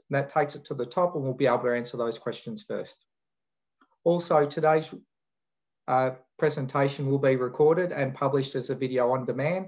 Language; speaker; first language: English; native; English